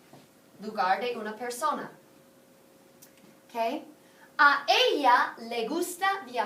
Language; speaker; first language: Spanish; non-native, fluent; English